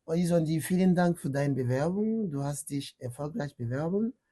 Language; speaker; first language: German; non-native, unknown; French